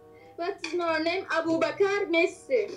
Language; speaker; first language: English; non-native, learner; Turkish